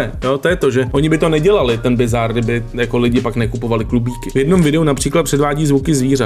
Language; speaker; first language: Czech; native; Czech